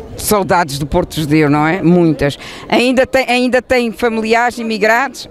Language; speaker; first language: Portuguese; native; Portuguese